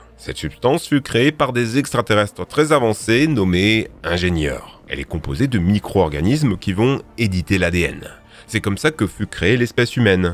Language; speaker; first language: French; native; French